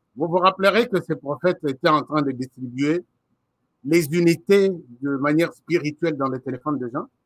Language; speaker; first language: French; non-native, local second language; Lingala